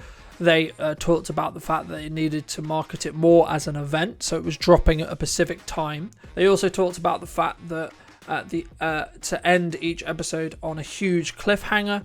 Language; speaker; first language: English; native; English